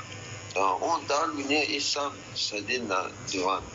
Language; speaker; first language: Russian; non-native, learner; Persian